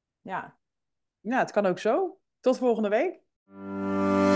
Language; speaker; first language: Dutch; native; Dutch